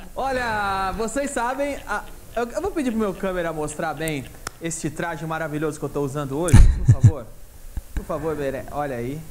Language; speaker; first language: Portuguese; native; Portuguese